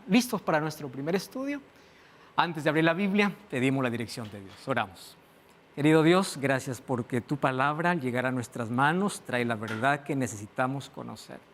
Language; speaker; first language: Spanish; non-native, fluent; Portuguese